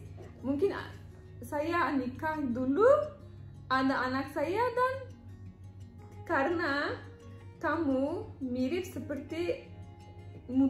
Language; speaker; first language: Indonesian; non-native, learner; Turkish